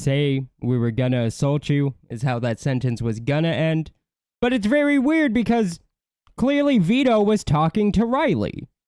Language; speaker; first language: English; native; English